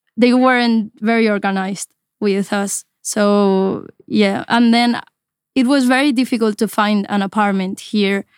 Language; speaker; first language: English; non-native, fluent; Spanish